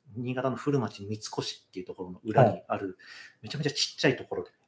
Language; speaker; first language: Japanese; native; Japanese